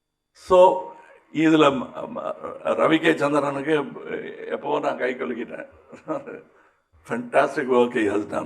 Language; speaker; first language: Tamil; native; Tamil